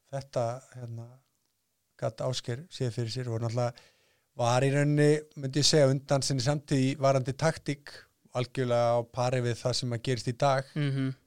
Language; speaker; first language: Icelandic; native; Icelandic